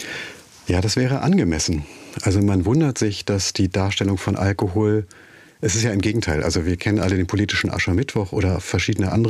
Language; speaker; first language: German; native; German